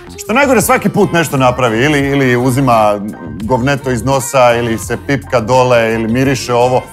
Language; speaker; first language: Croatian; native; Croatian